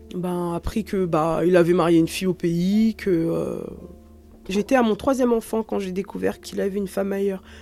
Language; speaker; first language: French; native; French